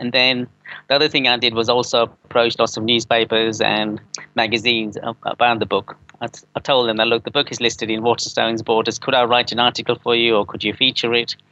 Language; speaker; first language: English; native; English